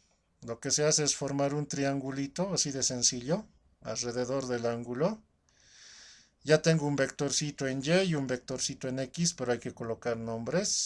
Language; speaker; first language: Spanish; native; Spanish